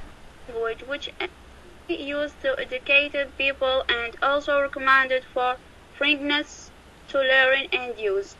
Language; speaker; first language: English; non-native, learner; Arabic